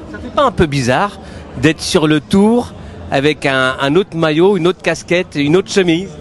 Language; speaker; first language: French; native; French